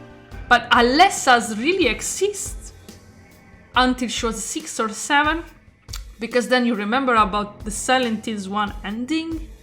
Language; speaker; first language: English; non-native, fluent; Italian